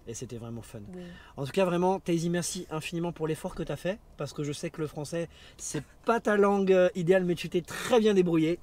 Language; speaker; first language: French; native; French